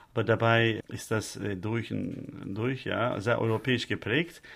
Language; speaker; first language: German; non-native, fluent; Turkish